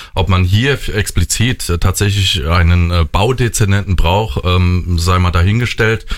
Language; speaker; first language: German; native; German